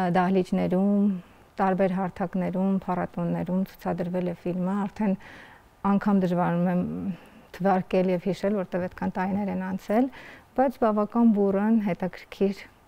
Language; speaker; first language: Armenian; native; Armenian